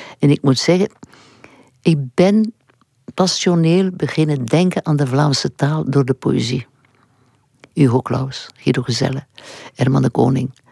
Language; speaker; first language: Dutch; non-native, local second language; French